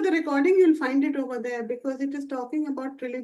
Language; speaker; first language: English; non-native, local second language; Hindi